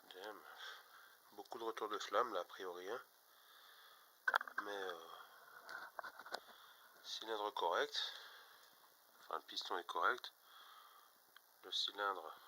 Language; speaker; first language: French; native; French